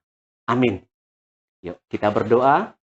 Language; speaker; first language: Indonesian; native; Indonesian